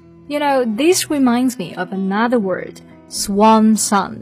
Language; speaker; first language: English; non-native, fluent; Chinese